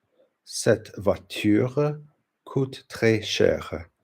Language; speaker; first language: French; non-native, learner; English